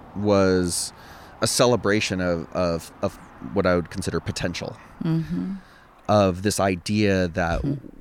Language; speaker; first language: English; native; English